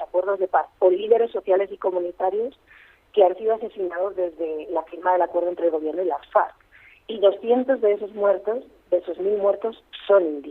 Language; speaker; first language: Spanish; native; Spanish